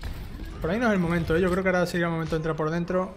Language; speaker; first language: Spanish; native; Spanish